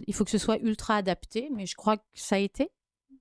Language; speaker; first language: French; native; French